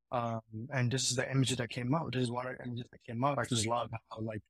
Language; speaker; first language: English; early bilingual, heritage; Italian